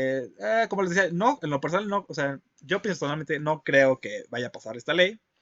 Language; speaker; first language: Spanish; native; Spanish